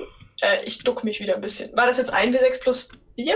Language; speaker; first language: German; native; German